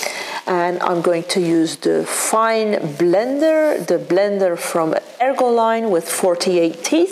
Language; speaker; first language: English; non-native, fluent; Dutch